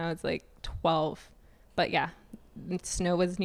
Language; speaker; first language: English; native; English